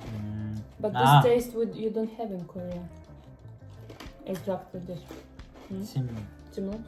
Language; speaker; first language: English; non-native, learner; Ukrainian